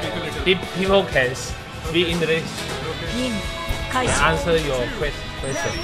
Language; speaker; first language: English; non-native, learner; Chinese